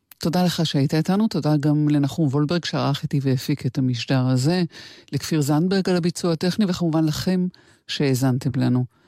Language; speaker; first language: Hebrew; native; Hebrew